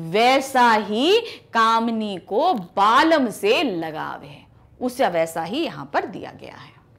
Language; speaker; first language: Hindi; native; Hindi